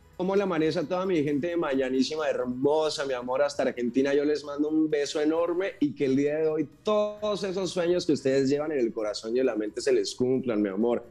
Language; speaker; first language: Spanish; native; Spanish